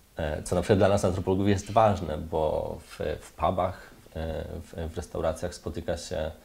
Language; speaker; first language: Polish; native; Polish